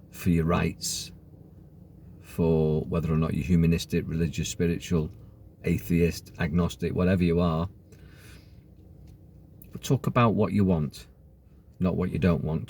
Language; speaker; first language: English; native; English